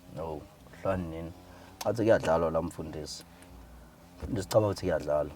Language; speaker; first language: Zulu; native; Zulu